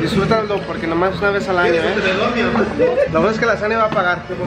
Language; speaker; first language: Spanish; early bilingual, other home language; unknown